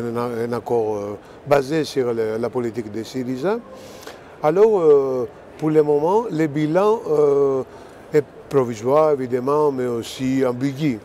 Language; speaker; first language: French; non-native, fluent; Greek